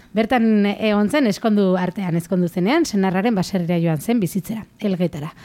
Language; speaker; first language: Basque; native; Basque